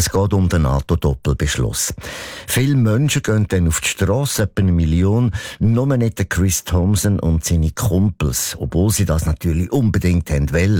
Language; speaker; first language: German; native; German